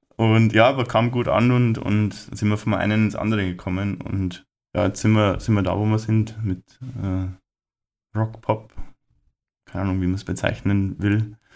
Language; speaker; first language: German; native; German